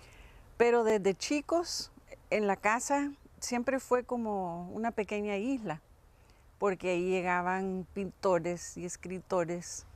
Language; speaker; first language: Spanish; early bilingual, heritage; Spanish